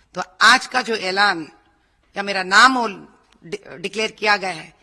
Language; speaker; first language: Hindi; non-native, local second language; Telugu